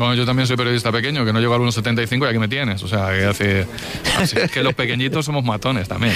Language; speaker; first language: Spanish; native; Spanish